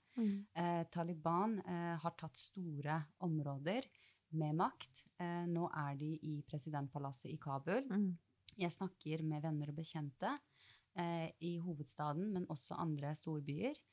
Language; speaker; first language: Norwegian; early bilingual, other home language; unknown